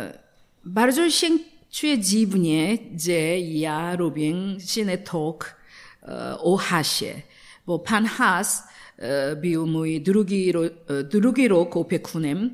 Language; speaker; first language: Polish; non-native, learner; Korean